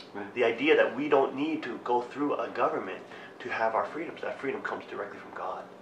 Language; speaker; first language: English; native; English